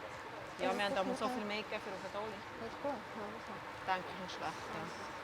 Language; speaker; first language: German; native; German